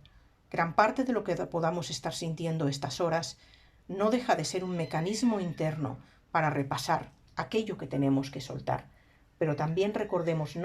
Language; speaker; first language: Spanish; native; Spanish